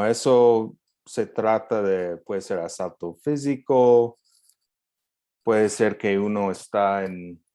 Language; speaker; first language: Spanish; non-native, fluent; English